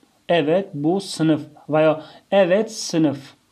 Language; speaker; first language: Turkish; non-native, fluent; Tajik